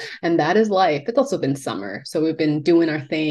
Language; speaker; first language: English; non-native, local second language; Cantonese